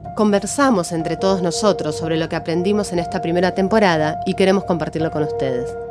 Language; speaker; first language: Spanish; native; Spanish